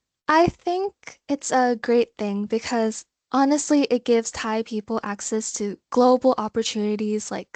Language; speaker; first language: English; non-native, fluent; Thai